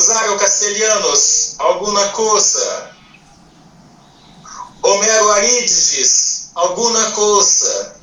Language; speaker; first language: Spanish; non-native, learner; Portuguese